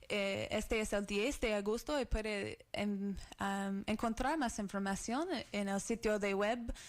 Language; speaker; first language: Spanish; non-native, learner; English